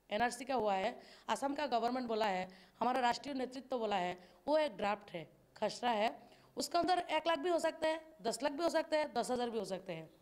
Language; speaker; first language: Hindi; non-native, local second language; Bangla